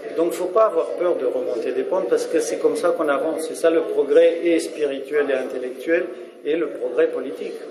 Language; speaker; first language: French; non-native, fluent; Romanian